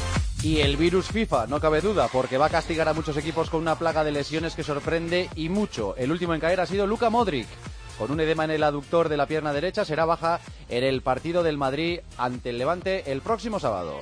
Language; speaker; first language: Spanish; native; Spanish